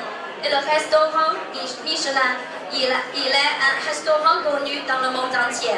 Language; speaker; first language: French; non-native, learner; Chinese